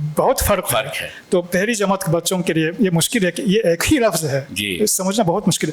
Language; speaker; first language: Hindi; non-native, fluent; Japanese